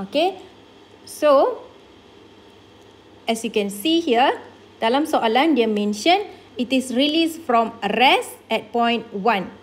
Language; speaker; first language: English; non-native, local second language; Malay